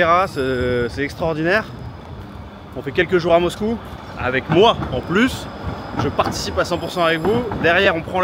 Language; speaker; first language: French; native; French